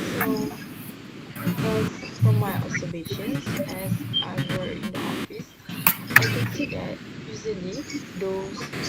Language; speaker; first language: English; non-native, learner; Malay